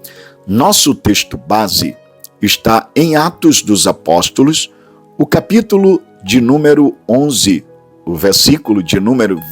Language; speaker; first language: Portuguese; native; Portuguese